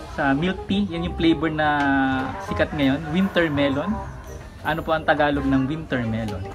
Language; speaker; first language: Filipino; native; Filipino